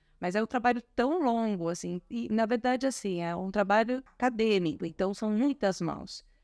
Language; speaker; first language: Portuguese; early bilingual, other home language; Spanish